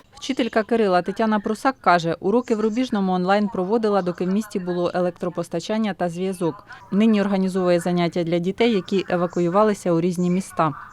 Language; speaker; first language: Ukrainian; native; Ukrainian